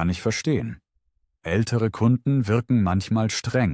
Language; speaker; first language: German; native; German